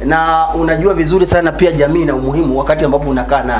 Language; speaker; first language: Swahili; native; Swahili